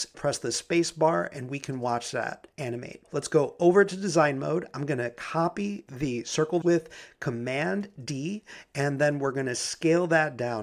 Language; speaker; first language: English; native; English